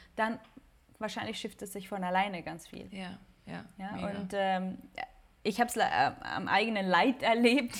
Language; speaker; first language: German; non-native, fluent; Spanish